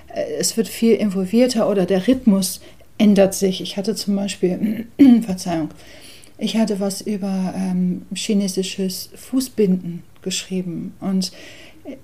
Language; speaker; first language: German; early bilingual, other home language; English